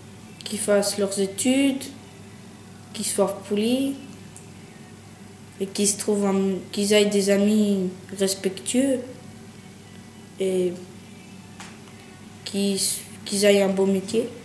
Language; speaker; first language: French; early bilingual, other home language; Chechen